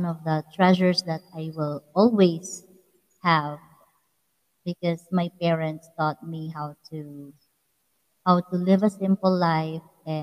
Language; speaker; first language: English; non-native, local second language; Waray